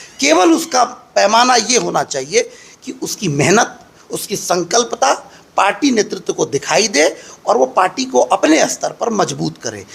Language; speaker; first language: Hindi; native; Hindi